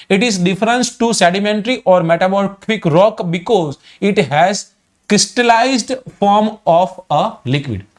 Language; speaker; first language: English; non-native, local second language; Gujarati